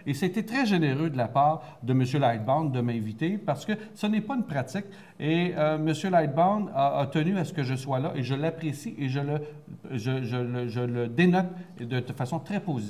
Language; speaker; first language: French; native; French